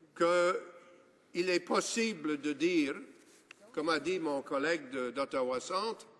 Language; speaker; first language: French; non-native, local second language; English